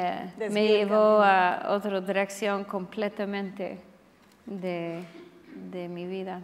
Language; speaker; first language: Spanish; non-native, fluent; English